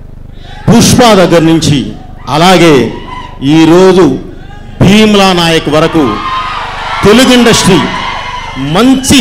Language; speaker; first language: Telugu; native; Telugu